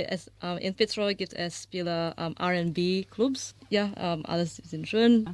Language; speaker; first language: German; non-native, learner; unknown